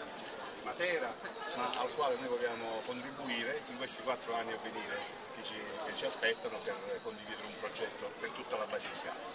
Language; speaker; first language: Italian; native; Italian